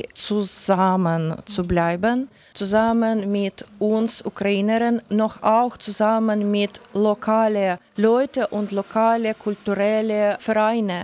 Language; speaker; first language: German; non-native, learner; Ukrainian